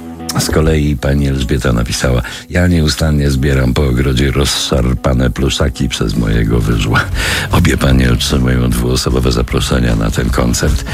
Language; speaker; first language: Polish; native; Polish